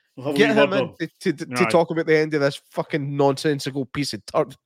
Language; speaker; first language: English; native; English